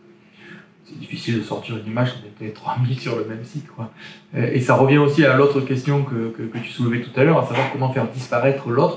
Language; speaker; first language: French; native; French